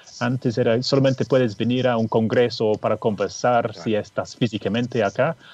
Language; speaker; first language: Spanish; non-native, fluent; English